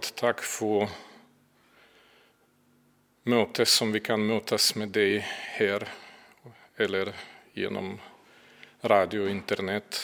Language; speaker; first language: Swedish; non-native, fluent; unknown